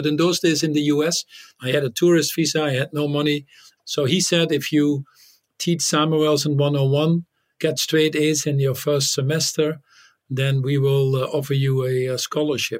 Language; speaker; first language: English; non-native, fluent; Dutch